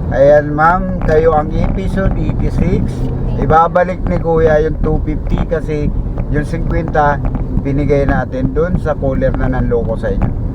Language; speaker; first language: Filipino; native; Filipino